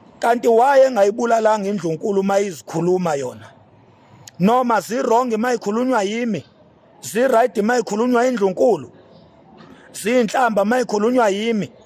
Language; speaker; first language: Zulu; native; Zulu